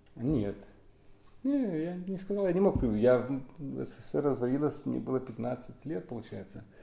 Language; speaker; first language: Russian; non-native, local second language; Polish